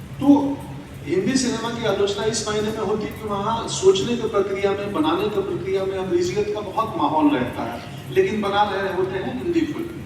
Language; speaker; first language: Hindi; native; Hindi